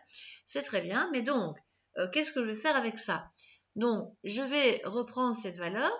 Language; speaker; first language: French; native; French